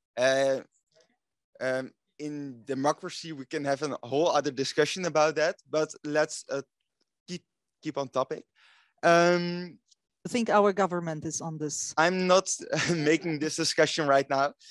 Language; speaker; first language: English; non-native, fluent; Dutch